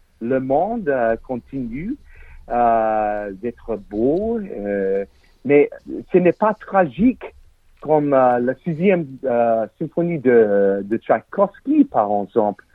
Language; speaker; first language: French; non-native, learner; English